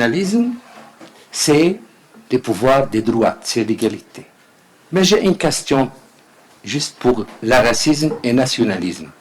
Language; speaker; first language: French; non-native, learner; Arabic